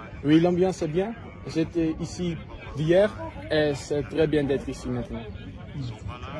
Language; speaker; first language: French; non-native, learner; Dutch